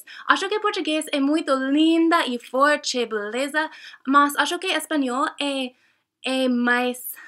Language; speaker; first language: Portuguese; non-native, learner; English